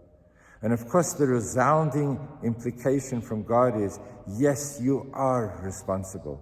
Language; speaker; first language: English; native; English